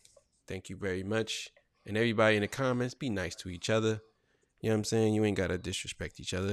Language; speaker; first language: English; native; English